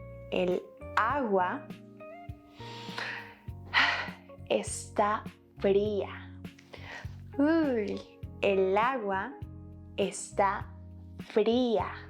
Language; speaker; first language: Spanish; native; Spanish